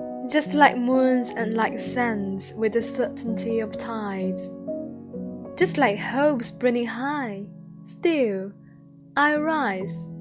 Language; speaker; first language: English; non-native, fluent; Chinese